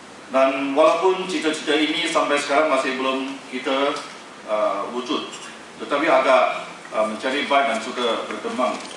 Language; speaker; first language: Malay; non-native, local second language; Chinese